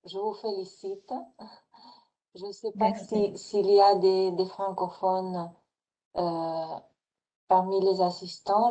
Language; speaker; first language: French; non-native, fluent; Spanish